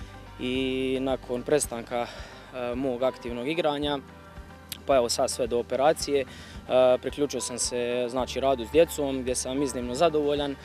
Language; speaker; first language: Croatian; native; Croatian